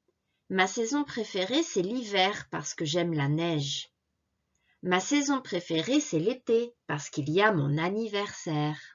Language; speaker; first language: French; non-native, fluent; Japanese